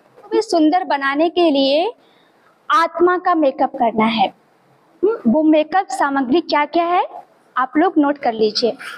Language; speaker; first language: Hindi; native; Hindi